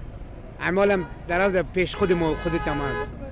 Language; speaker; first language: Persian; native; Persian